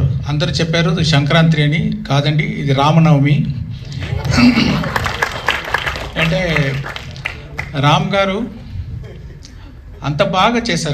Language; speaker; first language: Telugu; non-native, local second language; Tamil